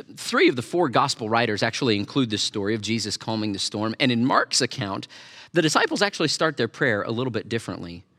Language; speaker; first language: English; native; English